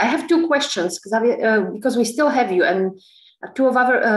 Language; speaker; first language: English; non-native, fluent; Slovak